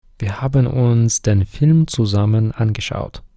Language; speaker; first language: German; non-native, fluent; Ukrainian